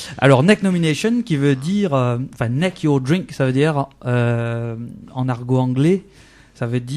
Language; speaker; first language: French; native; French